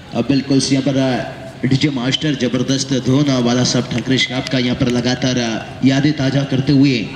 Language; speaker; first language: Hindi; non-native, local second language; Marathi